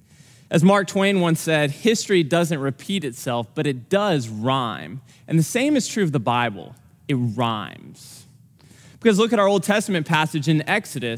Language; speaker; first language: English; native; English